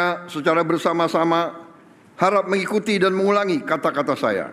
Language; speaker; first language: Indonesian; native; Indonesian